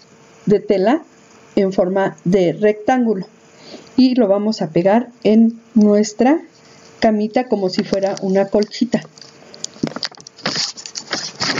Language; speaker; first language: Spanish; native; Spanish